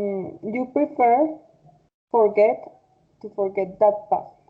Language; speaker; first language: English; non-native, fluent; Spanish